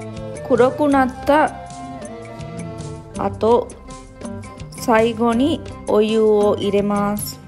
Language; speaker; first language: Japanese; non-native, learner; Sinhala